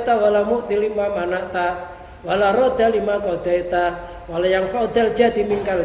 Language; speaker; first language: Indonesian; native; Indonesian